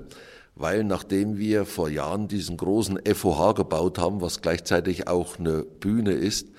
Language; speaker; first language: German; native; German